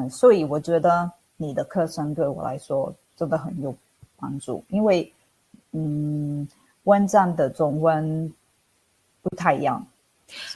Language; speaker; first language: Chinese; non-native, fluent; Italian